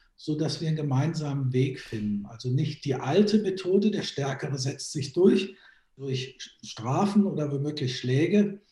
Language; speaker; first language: German; native; German